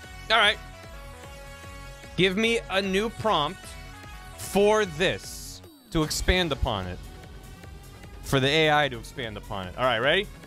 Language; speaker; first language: English; native; English